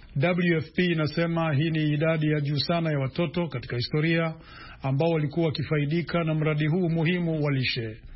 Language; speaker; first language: Swahili; non-native, local second language; Rundi